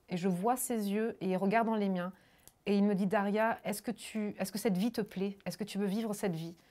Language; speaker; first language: French; early bilingual, other home language; German